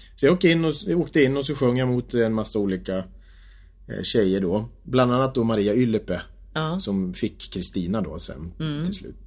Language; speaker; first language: Swedish; native; Swedish